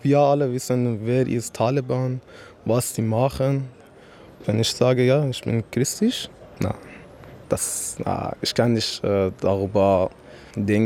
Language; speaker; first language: German; non-native, learner; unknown